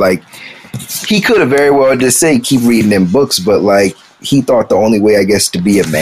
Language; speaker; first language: English; native; English